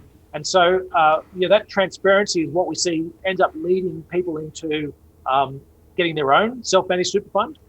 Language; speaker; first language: English; native; English